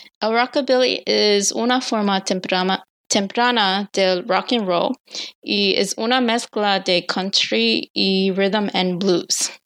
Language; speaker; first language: Spanish; non-native, learner; English